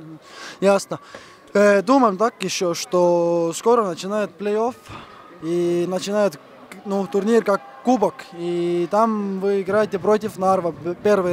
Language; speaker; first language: Russian; non-native, learner; Estonian